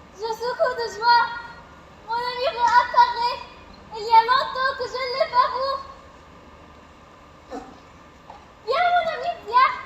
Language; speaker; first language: French; non-native, learner; Arabic